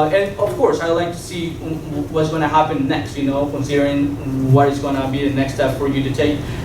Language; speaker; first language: English; non-native, fluent; Spanish